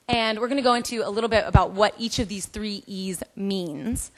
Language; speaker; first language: English; native; English